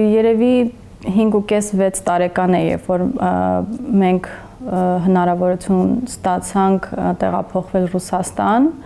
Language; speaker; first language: Armenian; early bilingual, heritage; English